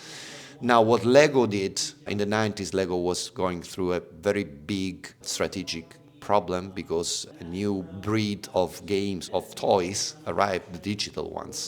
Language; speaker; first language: English; non-native, fluent; Italian